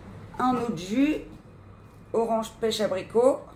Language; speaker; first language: French; native; French